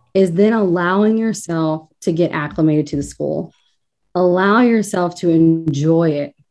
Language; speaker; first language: English; native; English